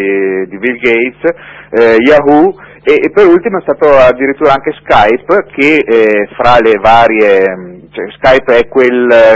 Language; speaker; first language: Italian; native; Italian